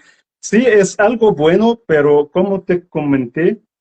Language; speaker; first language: Spanish; non-native, learner; Arabic